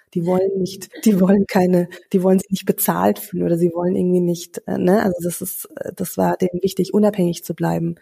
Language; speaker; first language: German; early bilingual, other home language; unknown